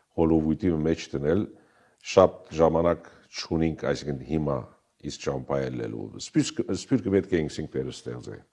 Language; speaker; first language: Armenian; early bilingual, heritage; Armenian